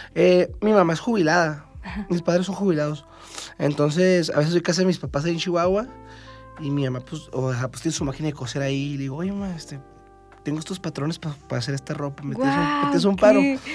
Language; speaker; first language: Spanish; native; Spanish